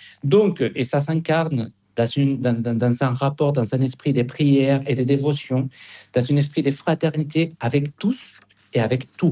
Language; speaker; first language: French; non-native, fluent; Spanish